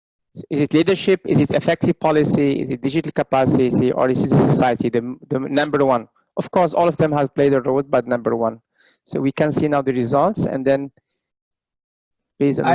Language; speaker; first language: English; non-native, local second language; Arabic